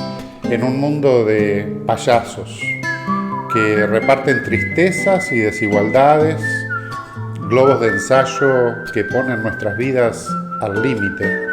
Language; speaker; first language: Spanish; native; Spanish